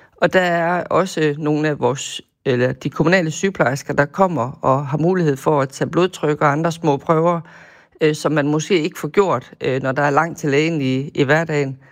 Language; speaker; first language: Danish; native; Danish